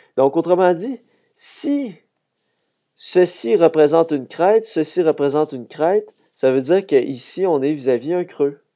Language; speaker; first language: French; native; French